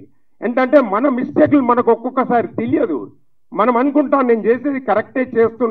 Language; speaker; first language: Telugu; native; Telugu